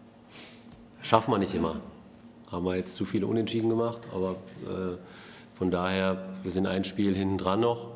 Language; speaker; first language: German; native; German